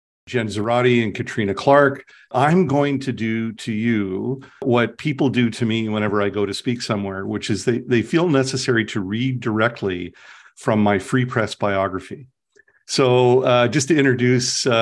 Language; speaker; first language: English; native; English